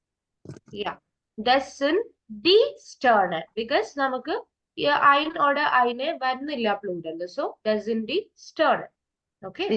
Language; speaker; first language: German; non-native, fluent; Malayalam